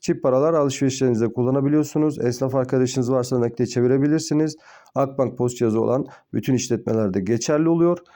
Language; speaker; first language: Turkish; native; Turkish